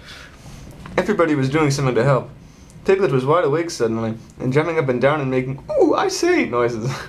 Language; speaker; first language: English; native; English